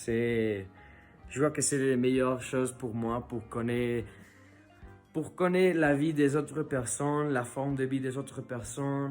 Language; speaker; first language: French; non-native, learner; Spanish